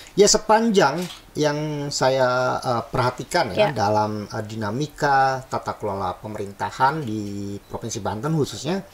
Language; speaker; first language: Indonesian; native; Indonesian